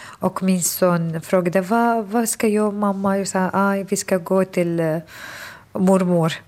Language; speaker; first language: Swedish; non-native, fluent; Arabic